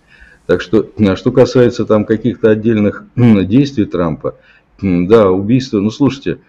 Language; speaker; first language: Russian; native; Russian